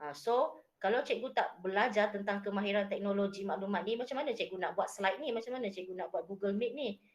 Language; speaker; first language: Malay; native; Malay